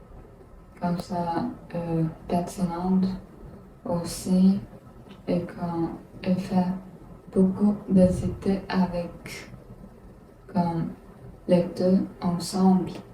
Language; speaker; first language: French; non-native, learner; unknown